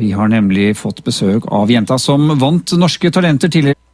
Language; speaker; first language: Norwegian; native; Norwegian